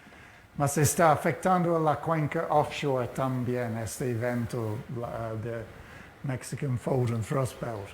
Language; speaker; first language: Portuguese; non-native, learner; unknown